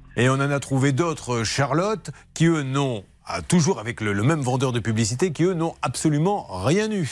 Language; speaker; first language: French; native; French